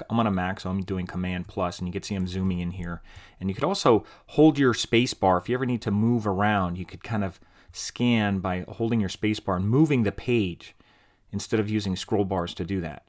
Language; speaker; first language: English; native; English